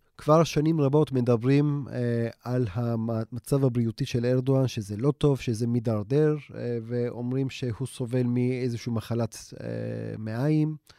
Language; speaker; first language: Hebrew; non-native, fluent; Turkish